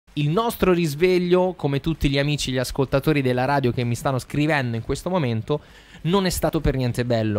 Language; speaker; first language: Italian; native; Italian